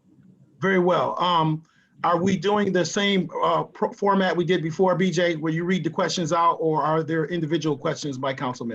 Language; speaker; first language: English; native; English